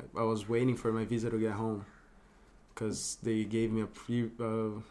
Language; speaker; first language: English; non-native, fluent; Portuguese